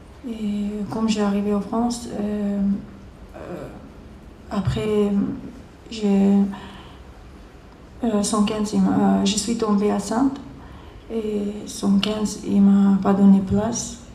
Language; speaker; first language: French; non-native, learner; Georgian